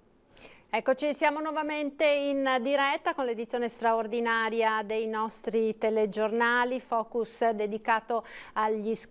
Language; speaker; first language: Italian; native; Italian